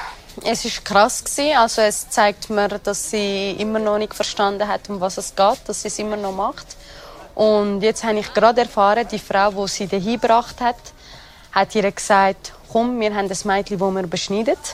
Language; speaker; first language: German; non-native, fluent; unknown